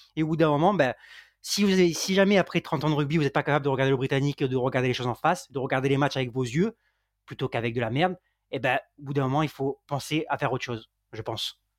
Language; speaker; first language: French; native; French